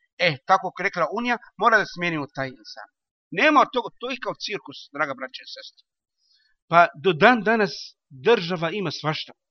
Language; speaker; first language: Bosnian; non-native, learner; Arabic